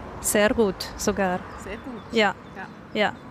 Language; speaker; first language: German; non-native, local second language; Italian